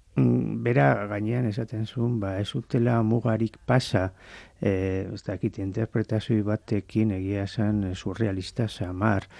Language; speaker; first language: Basque; native; Basque